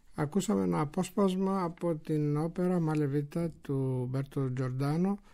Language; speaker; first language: Greek; native; Greek